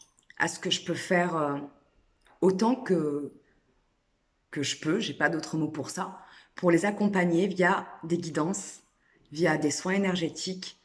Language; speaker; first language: French; native; French